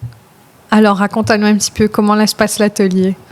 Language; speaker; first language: French; non-native, local second language; Réunion Creole French